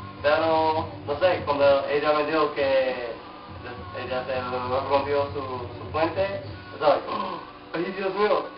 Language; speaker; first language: Spanish; non-native, learner; English